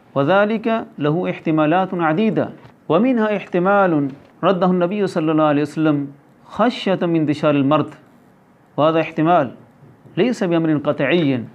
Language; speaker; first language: Arabic; non-native, fluent; Urdu